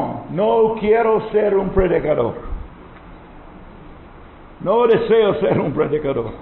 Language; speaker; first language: Spanish; non-native, learner; English